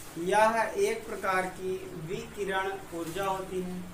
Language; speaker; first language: Hindi; native; Hindi